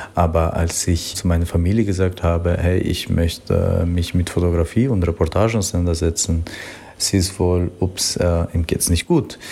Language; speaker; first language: German; non-native, fluent; Albanian